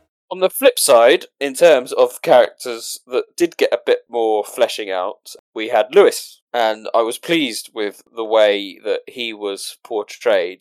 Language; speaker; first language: English; native; English